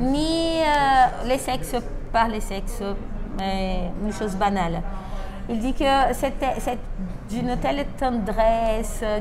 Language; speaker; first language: French; non-native, fluent; Portuguese